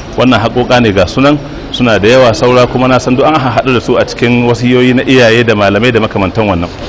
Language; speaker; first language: Hausa; native; Hausa